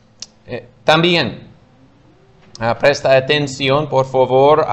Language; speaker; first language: Spanish; non-native, fluent; English